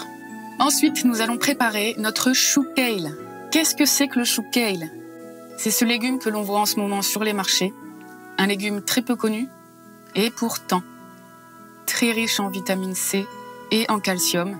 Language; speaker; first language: French; native; French